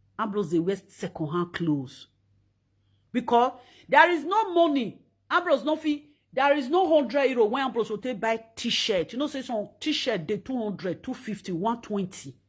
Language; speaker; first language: Nigerian Pidgin; non-native, local second language; Esan